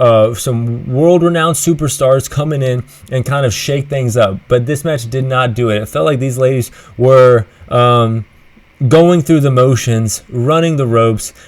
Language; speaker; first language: English; native; English